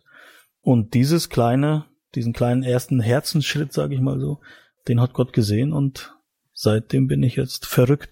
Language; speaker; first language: German; native; German